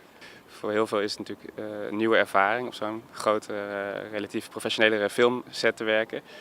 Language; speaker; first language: Dutch; native; Dutch